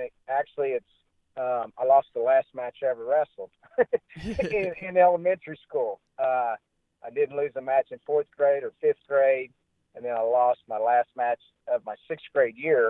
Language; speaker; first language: English; native; English